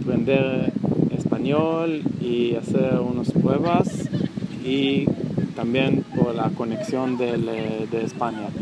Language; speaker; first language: Spanish; non-native, learner; Hebrew